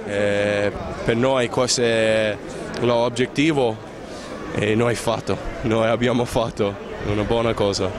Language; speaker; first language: Italian; non-native, learner; Spanish